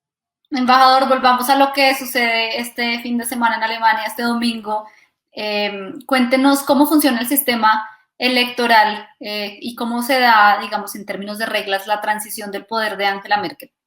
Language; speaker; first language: Spanish; native; Spanish